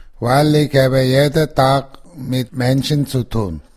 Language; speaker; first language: German; non-native, learner; Tibetan